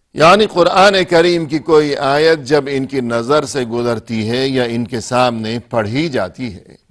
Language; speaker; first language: Urdu; native; Urdu